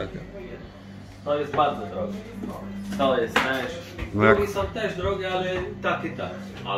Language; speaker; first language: Polish; non-native, learner; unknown